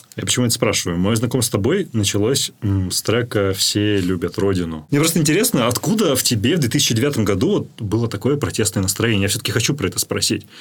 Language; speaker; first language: Russian; native; Russian